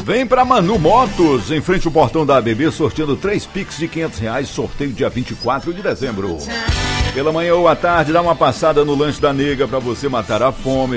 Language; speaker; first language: Portuguese; native; Portuguese